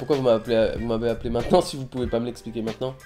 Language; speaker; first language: French; native; French